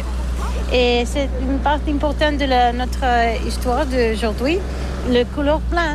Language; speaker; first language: French; non-native, learner; Catalan